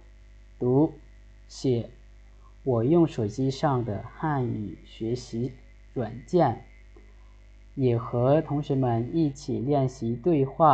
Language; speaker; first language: Chinese; non-native, fluent; Lao